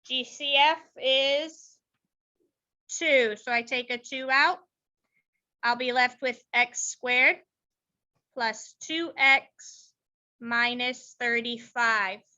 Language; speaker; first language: English; native; English